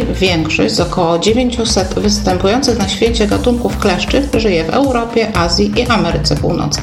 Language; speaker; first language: Polish; native; Polish